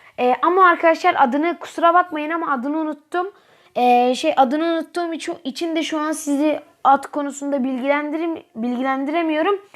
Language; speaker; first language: Turkish; native; Turkish